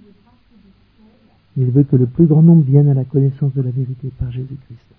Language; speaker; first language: French; native; French